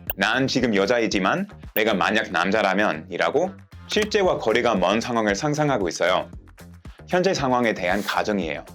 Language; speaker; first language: Korean; native; Korean